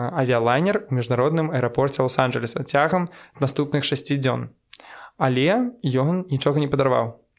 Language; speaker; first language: Belarusian; non-native, local second language; Russian